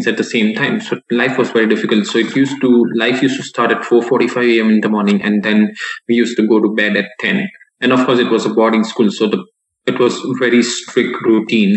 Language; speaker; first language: English; non-native, local second language; Gujarati